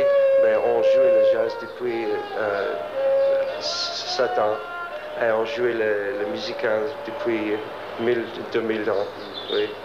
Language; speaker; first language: French; non-native, learner; English